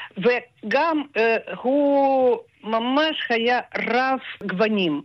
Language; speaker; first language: Hebrew; non-native, fluent; Russian